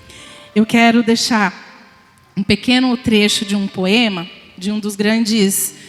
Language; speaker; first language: Portuguese; native; Portuguese